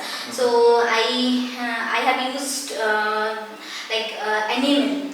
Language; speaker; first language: Hindi; non-native, local second language; Bangla